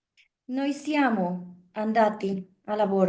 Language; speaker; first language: Italian; non-native, learner; Spanish